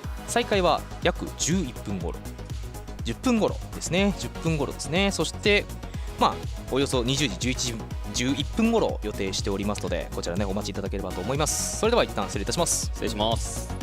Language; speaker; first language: Japanese; native; Japanese